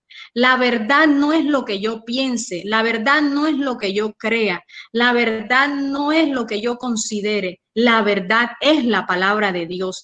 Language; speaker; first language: Spanish; native; Spanish